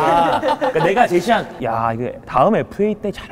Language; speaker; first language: Korean; native; Korean